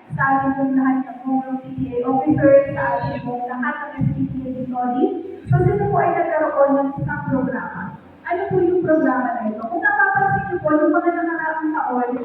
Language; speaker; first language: Filipino; native; Filipino